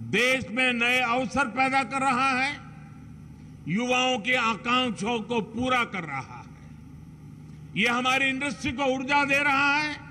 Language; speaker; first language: Hindi; non-native, local second language; Gujarati